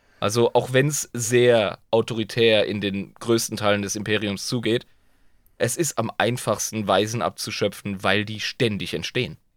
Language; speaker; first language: German; native; German